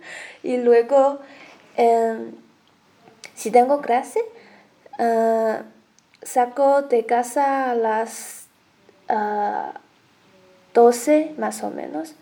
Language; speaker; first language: Spanish; non-native, learner; Chinese